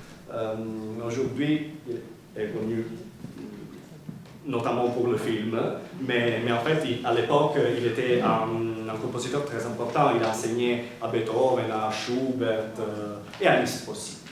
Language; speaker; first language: French; non-native, fluent; Italian